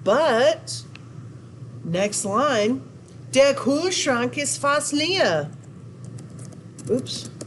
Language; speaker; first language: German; non-native, fluent; English